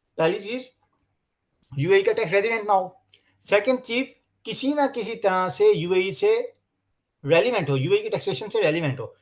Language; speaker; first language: Urdu; native; Urdu